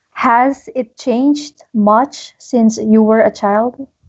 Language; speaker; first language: English; non-native, local second language; Filipino